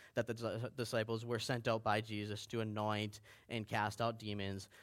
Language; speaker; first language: English; native; English